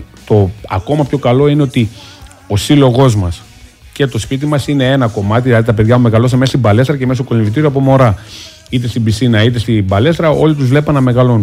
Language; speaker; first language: Greek; native; Greek